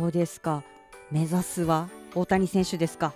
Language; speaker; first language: Japanese; native; Japanese